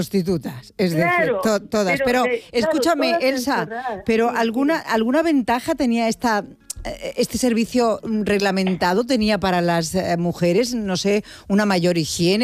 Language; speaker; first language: Spanish; native; Spanish